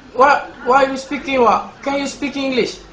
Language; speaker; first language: English; non-native, learner; Malay